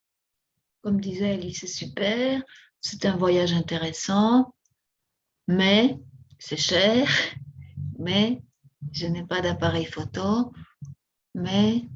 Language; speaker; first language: French; non-native, fluent; Spanish